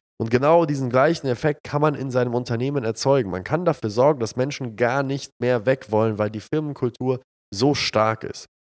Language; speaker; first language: German; early bilingual, other home language; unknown